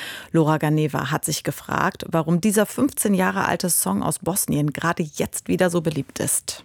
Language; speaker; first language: German; native; German